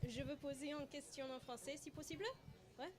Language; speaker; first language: French; non-native, learner; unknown